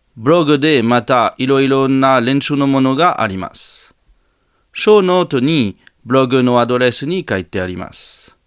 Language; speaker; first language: Japanese; non-native, learner; French